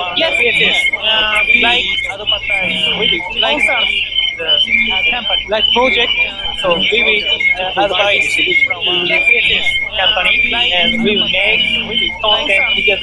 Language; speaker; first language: English; non-native, learner; Japanese